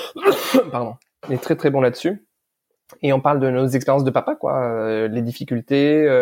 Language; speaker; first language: French; early bilingual, other home language; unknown